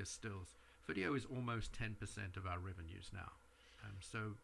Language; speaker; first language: English; native; English